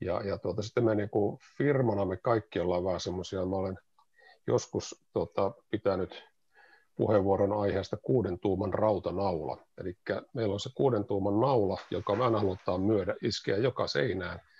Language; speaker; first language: Finnish; native; Finnish